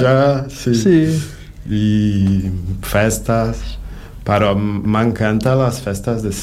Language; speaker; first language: Catalan; non-native, learner; Portuguese